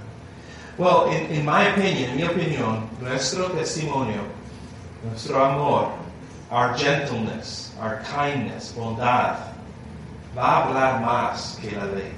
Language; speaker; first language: Spanish; non-native, learner; English